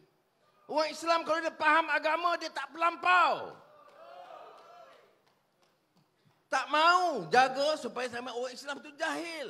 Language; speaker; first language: Malay; native; Malay